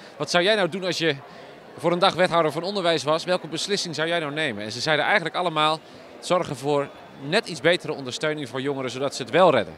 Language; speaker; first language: Dutch; native; Dutch